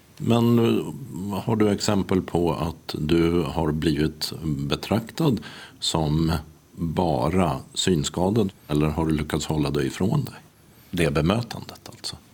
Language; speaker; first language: Swedish; native; Swedish